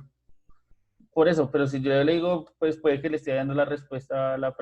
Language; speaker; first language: Spanish; native; Spanish